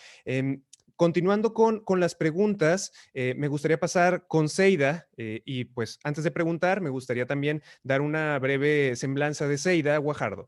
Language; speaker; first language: Spanish; native; Spanish